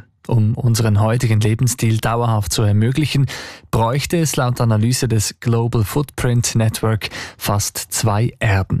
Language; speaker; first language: German; native; German